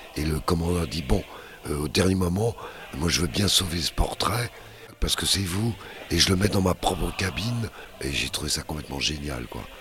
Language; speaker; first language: French; native; French